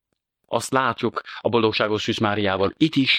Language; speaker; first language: Hungarian; non-native, fluent; French